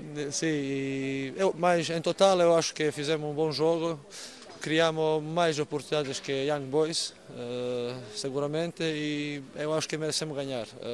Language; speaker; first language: Portuguese; non-native, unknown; Serbian